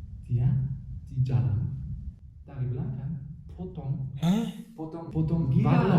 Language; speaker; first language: Indonesian; non-native, fluent; German